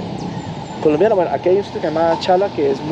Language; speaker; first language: Spanish; native; Spanish